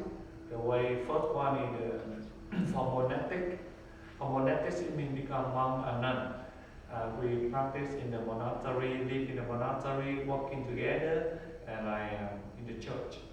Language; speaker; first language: English; non-native, learner; Vietnamese